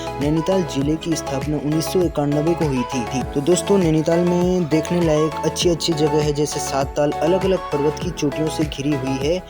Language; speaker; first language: Hindi; native; Hindi